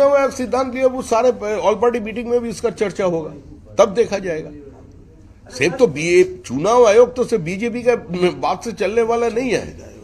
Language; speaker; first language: Hindi; non-native, local second language; Bangla